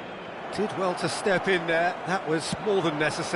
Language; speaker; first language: English; native; English